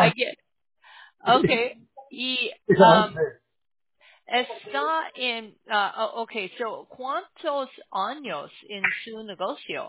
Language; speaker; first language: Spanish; non-native, learner; English